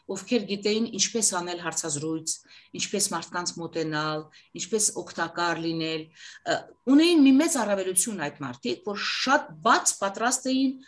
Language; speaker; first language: Armenian; native; Armenian